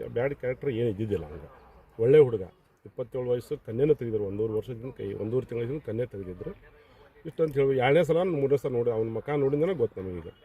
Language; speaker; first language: Kannada; non-native, local second language; Lambadi